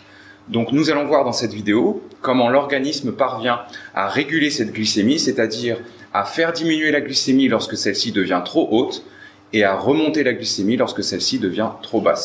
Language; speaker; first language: French; native; French